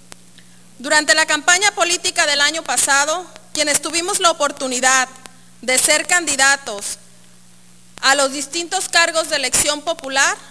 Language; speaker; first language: Spanish; native; Spanish